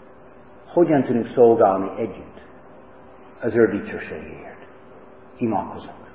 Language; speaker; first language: Hungarian; non-native, fluent; English